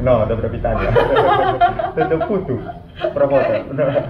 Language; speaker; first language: Polish; non-native, learner; Balinese